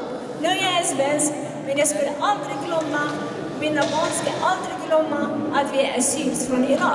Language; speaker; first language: Swedish; non-native, fluent; Assyrian Neo-Aramaic